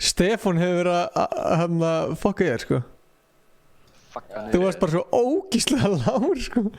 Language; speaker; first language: Icelandic; native; Icelandic